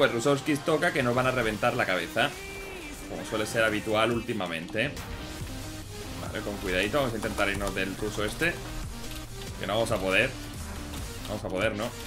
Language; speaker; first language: Spanish; native; Spanish